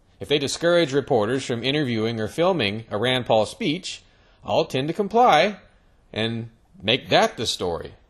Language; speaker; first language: English; native; English